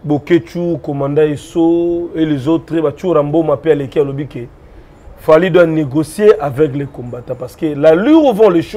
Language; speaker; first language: French; non-native, local second language; Lingala